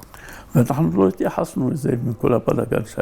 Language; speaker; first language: Hebrew; native; Hebrew